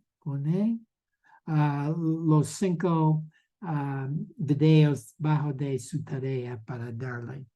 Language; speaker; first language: Spanish; non-native, learner; English